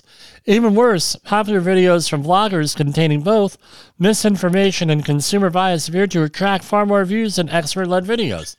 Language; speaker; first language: English; native; English